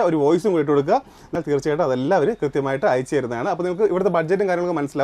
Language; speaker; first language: Malayalam; native; Malayalam